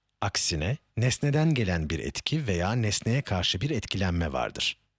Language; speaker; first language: Turkish; native; Turkish